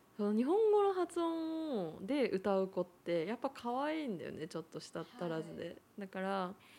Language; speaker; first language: Japanese; native; Japanese